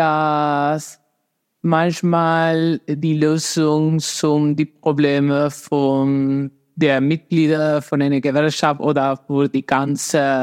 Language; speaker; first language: German; non-native, fluent; Spanish